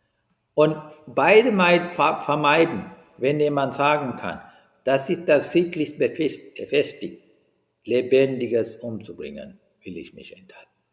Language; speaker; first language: German; non-native, fluent; Sinhala